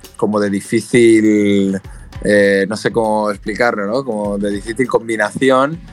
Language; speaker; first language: Spanish; native; Spanish